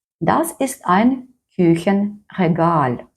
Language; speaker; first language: German; non-native, fluent; Ukrainian